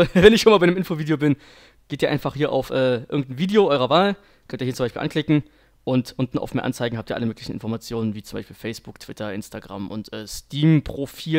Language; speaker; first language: German; native; German